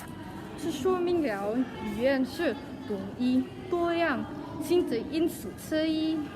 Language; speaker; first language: Chinese; non-native, learner; Indonesian